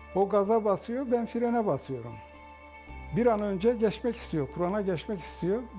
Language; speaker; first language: Turkish; native; Turkish